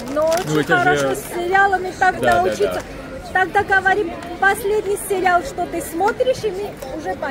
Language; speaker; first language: Russian; non-native, fluent; Armenian